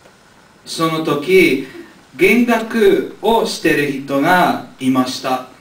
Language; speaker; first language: Japanese; non-native, learner; English